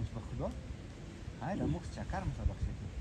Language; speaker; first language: Persian; native; Persian